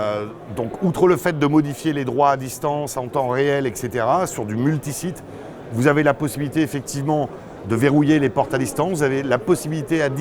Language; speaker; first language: French; native; French